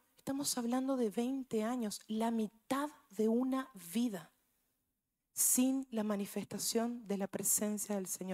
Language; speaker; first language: Spanish; native; Spanish